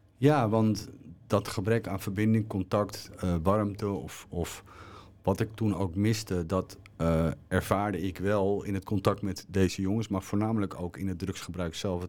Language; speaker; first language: Dutch; native; Dutch